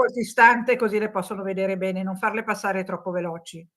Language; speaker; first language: Italian; native; Italian